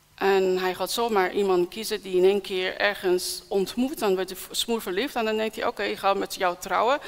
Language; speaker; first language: Dutch; non-native, fluent; Persian